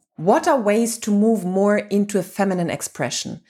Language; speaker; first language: English; non-native, fluent; German